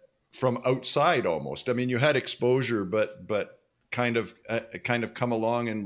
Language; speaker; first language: English; native; English